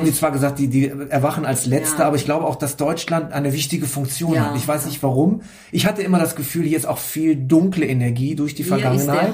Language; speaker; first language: German; native; German